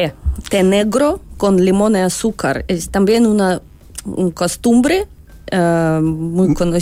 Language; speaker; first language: Spanish; non-native, learner; Russian